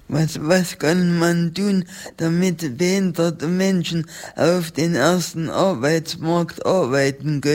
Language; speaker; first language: German; native; German